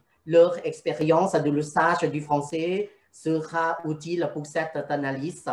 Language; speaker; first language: French; non-native, fluent; Thai